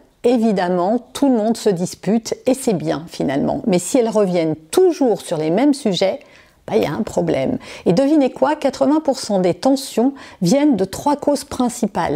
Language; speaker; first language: French; native; French